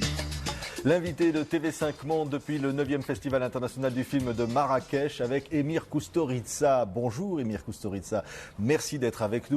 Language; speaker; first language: French; native; French